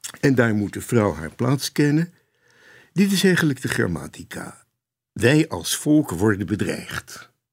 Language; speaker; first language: Dutch; native; Dutch